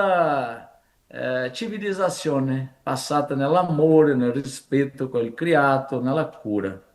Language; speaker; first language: Italian; non-native, fluent; Portuguese